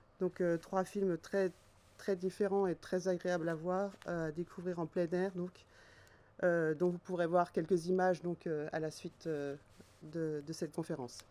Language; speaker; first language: French; native; French